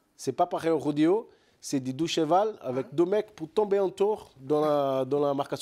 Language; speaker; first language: French; non-native, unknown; Portuguese